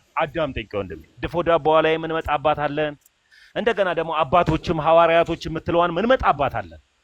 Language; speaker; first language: Amharic; native; Amharic